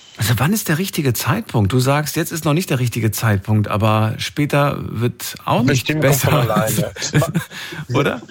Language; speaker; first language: German; native; German